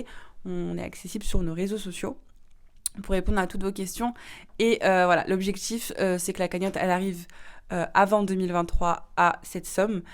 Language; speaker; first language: French; native; French